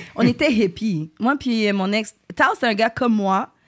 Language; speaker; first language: French; native; French